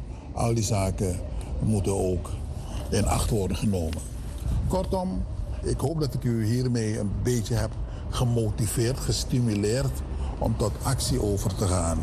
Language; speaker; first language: Dutch; native; Dutch